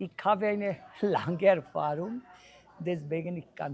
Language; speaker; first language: German; non-native, learner; Bangla